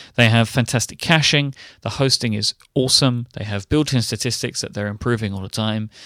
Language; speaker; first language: English; native; English